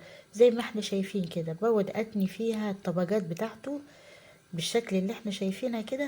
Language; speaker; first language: Arabic; native; Arabic